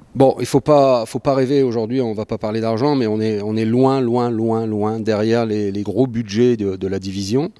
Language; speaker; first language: French; native; French